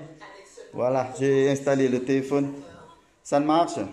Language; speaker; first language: French; non-native, learner; Thai